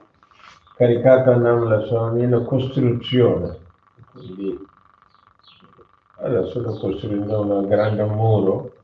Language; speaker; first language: Italian; non-native, learner; Hindi